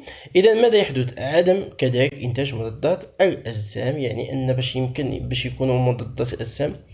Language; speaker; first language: Arabic; native; Arabic